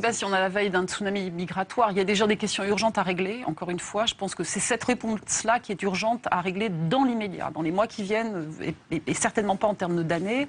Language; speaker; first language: French; native; French